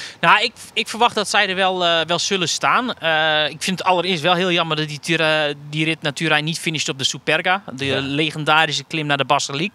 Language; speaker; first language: Dutch; native; Dutch